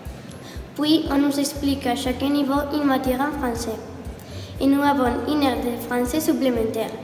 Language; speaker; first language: French; non-native, learner; Spanish